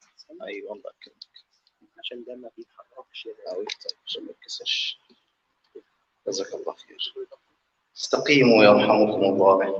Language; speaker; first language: Arabic; native; Arabic